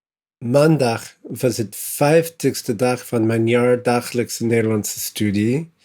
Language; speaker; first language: Dutch; non-native, learner; English